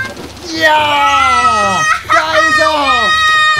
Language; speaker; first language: German; native; German